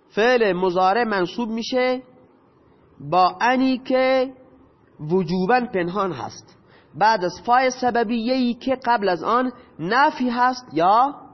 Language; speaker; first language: Persian; non-native, local second language; Baluchi